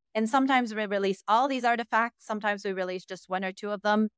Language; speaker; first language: English; native; English